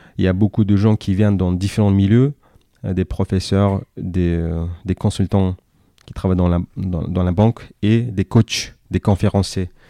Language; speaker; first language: French; non-native, fluent; Kyrgyz